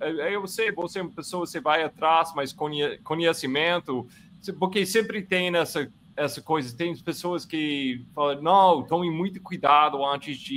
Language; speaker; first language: Portuguese; non-native, fluent; English